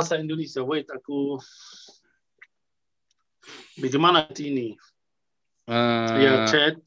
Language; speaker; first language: Indonesian; non-native, fluent; Arabic